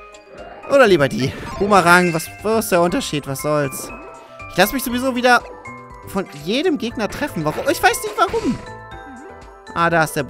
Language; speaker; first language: German; native; German